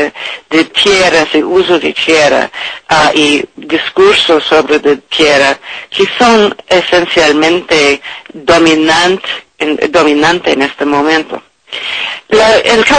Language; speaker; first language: Spanish; non-native, learner; English